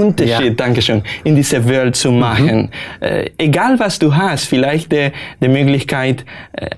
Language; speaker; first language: German; non-native, learner; Spanish